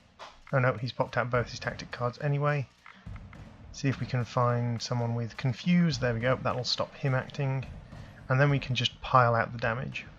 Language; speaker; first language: English; native; English